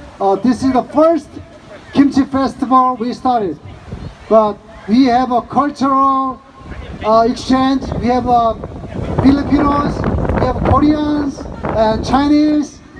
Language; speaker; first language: English; non-native, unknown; Korean